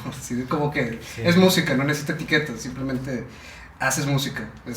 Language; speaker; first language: Spanish; native; Spanish